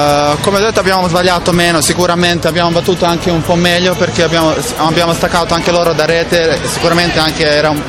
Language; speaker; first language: Italian; non-native, fluent; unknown